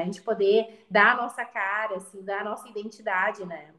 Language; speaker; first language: Portuguese; native; Portuguese